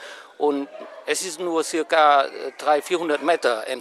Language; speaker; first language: German; non-native, learner; Vietnamese